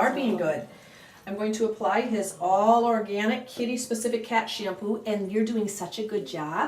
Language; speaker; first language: English; native; English